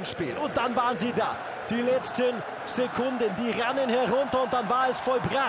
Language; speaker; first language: German; native; German